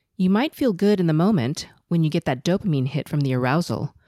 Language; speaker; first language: English; early bilingual, other home language; Cantonese